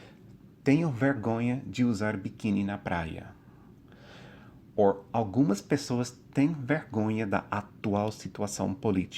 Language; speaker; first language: Portuguese; non-native, fluent; English